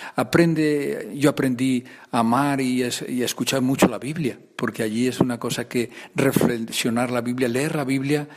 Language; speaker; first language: Spanish; native; Spanish